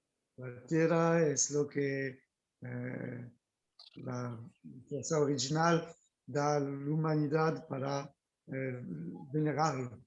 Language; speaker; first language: Spanish; non-native, learner; French